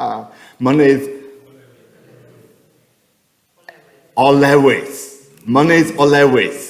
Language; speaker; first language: Welsh; non-native, fluent; English